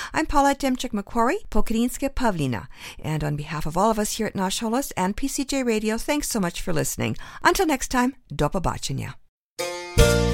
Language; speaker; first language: English; native; English